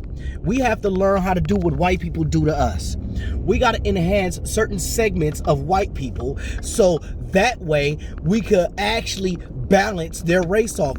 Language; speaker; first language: English; native; English